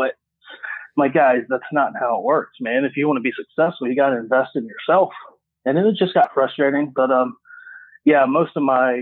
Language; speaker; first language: English; native; English